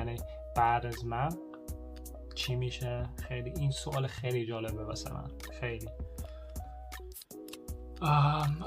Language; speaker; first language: Persian; early bilingual, heritage; Persian